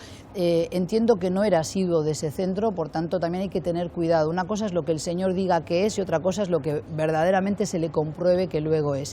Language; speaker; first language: Spanish; native; Spanish